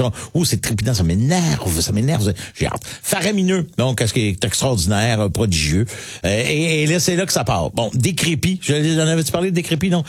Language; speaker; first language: French; native; French